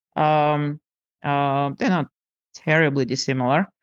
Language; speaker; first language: English; non-native, fluent; Lithuanian